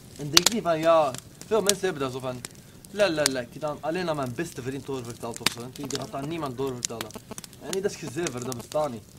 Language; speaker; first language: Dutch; early bilingual, other home language; Arabic